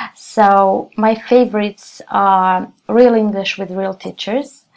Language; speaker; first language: English; non-native, fluent; Russian